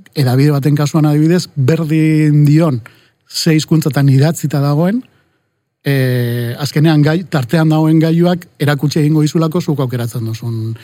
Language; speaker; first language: Basque; non-native, local second language; Spanish